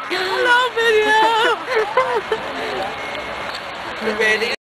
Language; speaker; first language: English; native; English